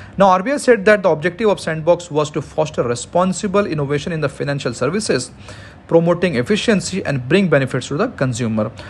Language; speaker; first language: English; non-native, local second language; Hindi